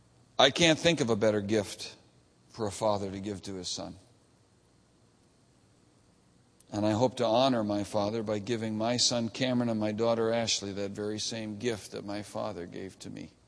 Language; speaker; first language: English; native; English